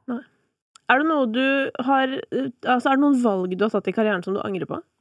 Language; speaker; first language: Norwegian; native; Norwegian